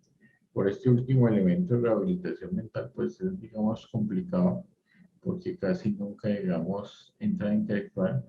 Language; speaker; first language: Spanish; native; Spanish